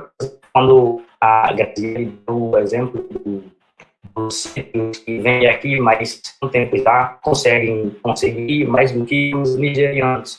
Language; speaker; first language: Portuguese; non-native, fluent; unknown